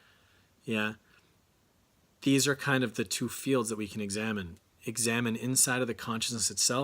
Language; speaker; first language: English; native; English